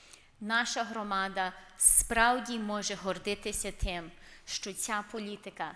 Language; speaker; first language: Ukrainian; early bilingual, heritage; Ukrainian